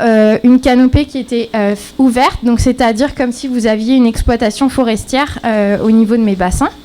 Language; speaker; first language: French; native; French